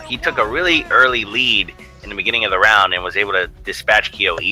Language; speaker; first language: English; native; English